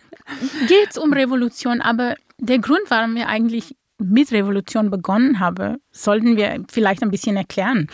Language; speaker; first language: German; non-native, fluent; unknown